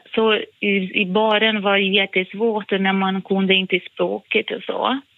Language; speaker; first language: Swedish; non-native, fluent; Portuguese